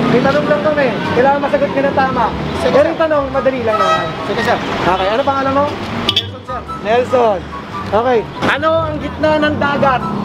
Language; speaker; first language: Filipino; native; Filipino